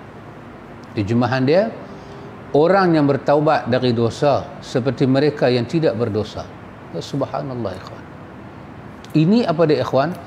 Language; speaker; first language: Malay; native; Malay